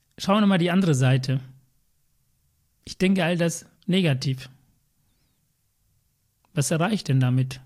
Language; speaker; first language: German; early bilingual, other home language; Tamil